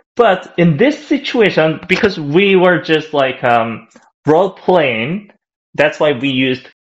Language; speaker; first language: English; non-native, fluent; Korean